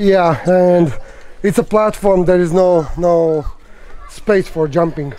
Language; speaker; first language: English; non-native, fluent; Serbian